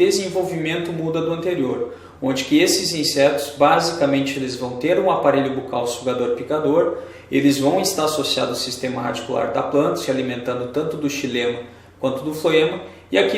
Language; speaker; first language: Portuguese; native; Portuguese